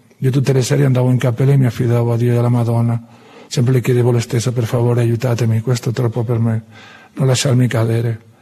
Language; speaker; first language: Italian; non-native, fluent; Spanish